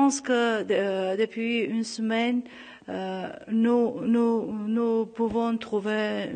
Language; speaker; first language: French; non-native, local second language; Armenian